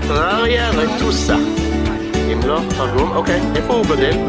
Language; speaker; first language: Hebrew; non-native, fluent; English